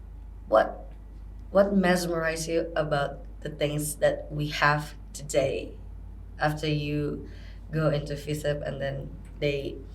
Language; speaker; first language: English; non-native, fluent; Indonesian